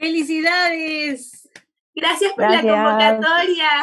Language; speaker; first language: Spanish; native; Spanish